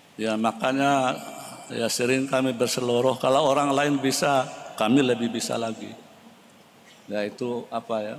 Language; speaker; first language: Indonesian; non-native, local second language; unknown